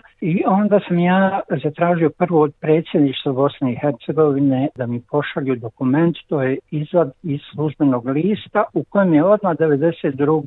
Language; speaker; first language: Croatian; native; Croatian